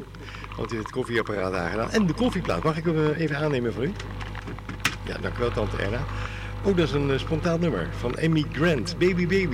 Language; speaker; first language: Dutch; native; Dutch